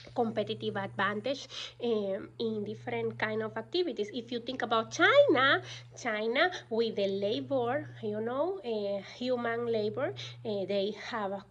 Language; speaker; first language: English; non-native, fluent; Spanish